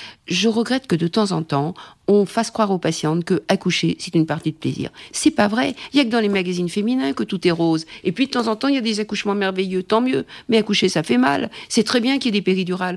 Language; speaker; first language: French; native; French